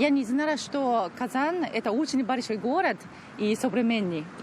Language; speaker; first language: Russian; non-native, learner; Japanese